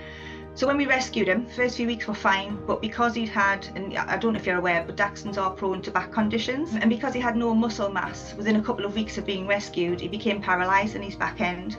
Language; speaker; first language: English; native; English